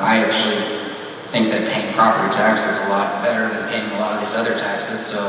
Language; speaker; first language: English; native; English